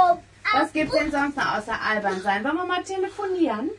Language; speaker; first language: German; native; German